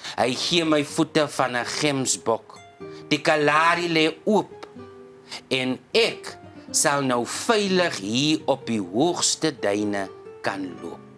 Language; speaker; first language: Afrikaans; native; Afrikaans